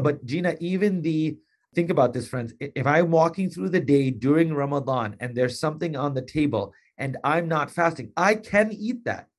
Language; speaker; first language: English; native; English